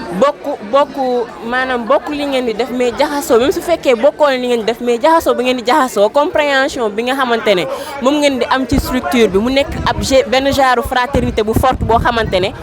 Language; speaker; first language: Wolof; non-native, local second language; Jola-Fonyi